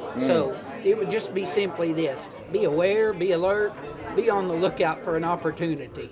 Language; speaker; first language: English; native; English